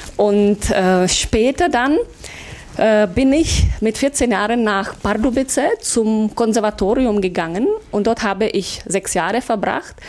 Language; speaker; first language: German; non-native, fluent; Czech